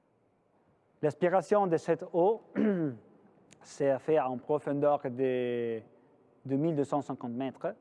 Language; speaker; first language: French; non-native, fluent; Italian